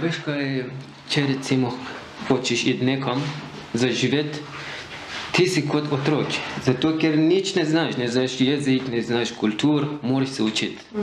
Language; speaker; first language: Slovenian; non-native, learner; Persian